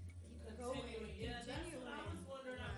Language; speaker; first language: English; native; English